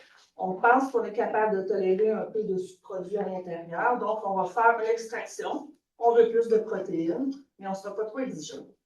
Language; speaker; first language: French; native; French